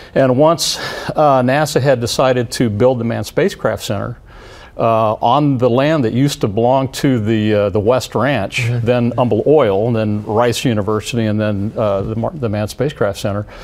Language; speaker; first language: English; native; English